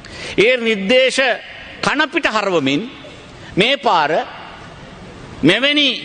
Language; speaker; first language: Sinhala; non-native, local second language; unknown